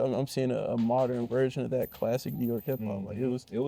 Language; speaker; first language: English; native; English